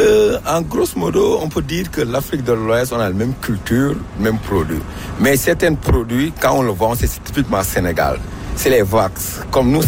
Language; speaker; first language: French; non-native, local second language; Wolof